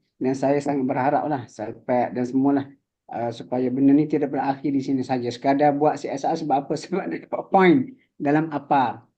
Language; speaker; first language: Malay; native; Malay